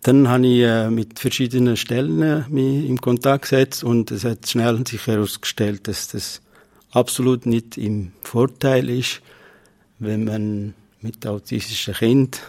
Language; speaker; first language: German; non-native, fluent; Kurdish